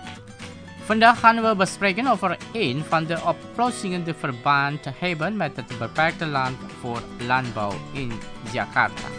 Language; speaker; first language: Dutch; non-native, fluent; Indonesian